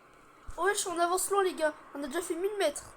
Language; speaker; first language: French; native; French